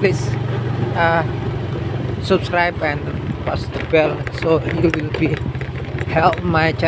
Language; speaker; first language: English; non-native, learner; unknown